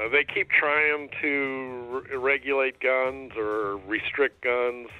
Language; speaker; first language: English; native; English